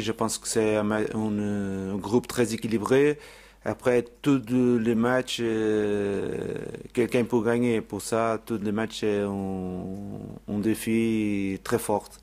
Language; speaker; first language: French; non-native, learner; Portuguese